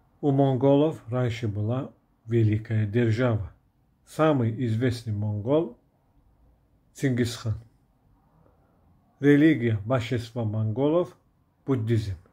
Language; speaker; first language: Russian; non-native, fluent; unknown